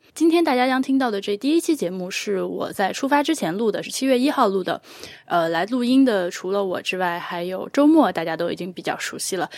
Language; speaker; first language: Chinese; native; Chinese